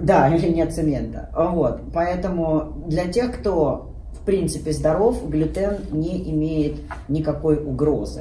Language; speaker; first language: Russian; native; Russian